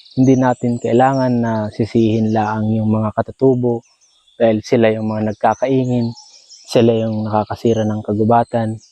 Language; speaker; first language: Filipino; non-native, local second language; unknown